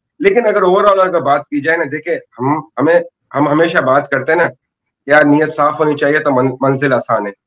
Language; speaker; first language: Urdu; native; Urdu